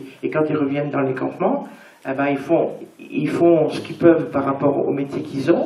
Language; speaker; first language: French; native; French